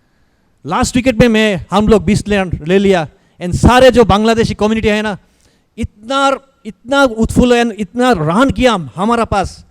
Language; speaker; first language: Hindi; non-native, learner; Bangla